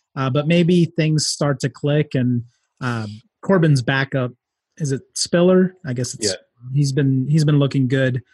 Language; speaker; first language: English; native; English